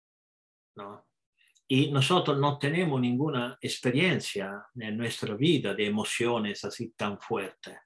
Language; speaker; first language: Spanish; non-native, fluent; Italian